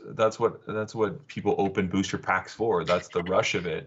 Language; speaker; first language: English; native; English